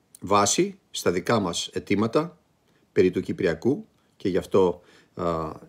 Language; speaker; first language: Greek; native; Greek